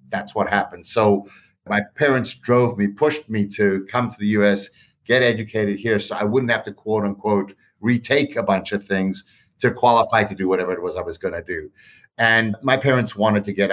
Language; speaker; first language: English; native; English